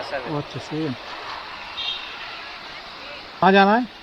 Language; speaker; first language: Hindi; non-native, local second language; Bangla